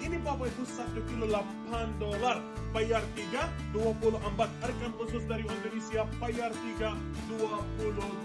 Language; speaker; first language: Indonesian; non-native, learner; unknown